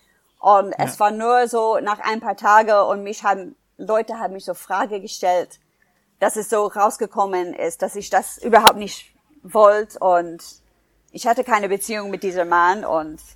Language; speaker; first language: German; non-native, fluent; English